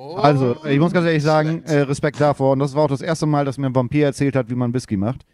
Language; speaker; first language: German; native; German